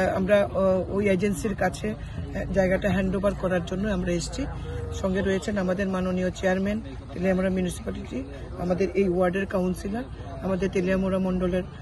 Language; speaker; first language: Bangla; native; Bangla